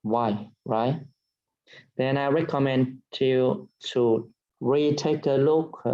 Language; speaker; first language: English; non-native, fluent; Vietnamese